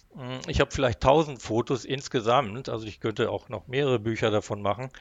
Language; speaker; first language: German; native; German